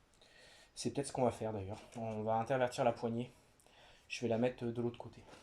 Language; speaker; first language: French; native; French